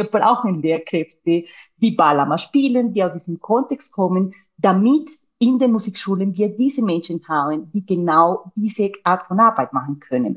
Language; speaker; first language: German; non-native, fluent; Spanish